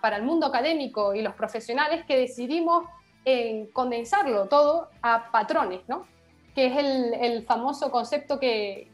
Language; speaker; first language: Spanish; native; Spanish